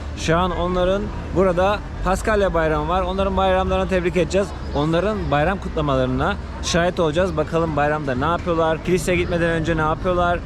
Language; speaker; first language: Turkish; native; Turkish